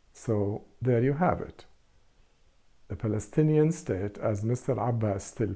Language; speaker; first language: English; non-native, fluent; Arabic